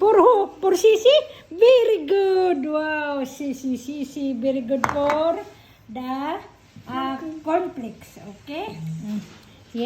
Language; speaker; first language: English; non-native, learner; Filipino